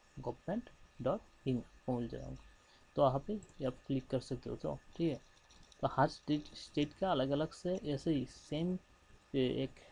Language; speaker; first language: Hindi; non-native, local second language; Bangla